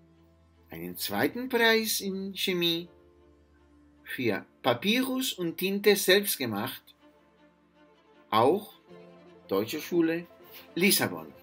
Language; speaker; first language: German; non-native, fluent; Spanish